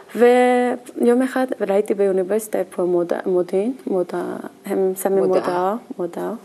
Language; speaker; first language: Hebrew; non-native, fluent; Korean